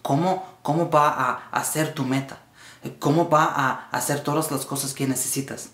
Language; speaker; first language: Spanish; non-native, learner; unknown